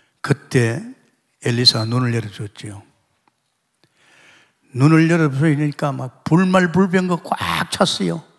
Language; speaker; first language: Korean; native; Korean